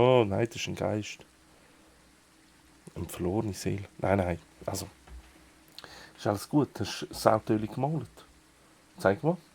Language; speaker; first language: German; native; German